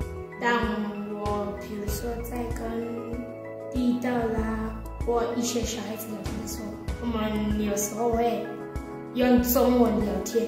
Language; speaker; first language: Chinese; non-native, learner; Southern Sotho